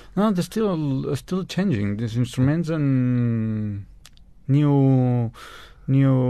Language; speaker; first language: English; non-native, learner; Spanish